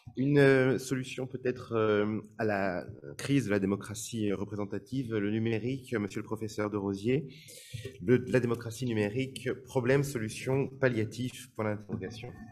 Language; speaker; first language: French; native; French